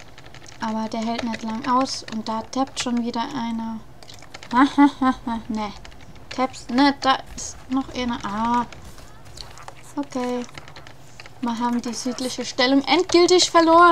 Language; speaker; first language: German; native; German